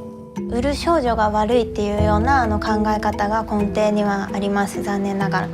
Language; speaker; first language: Japanese; native; Japanese